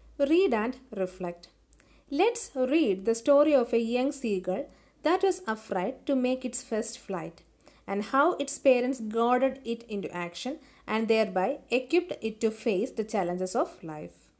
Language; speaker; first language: English; non-native, local second language; Malayalam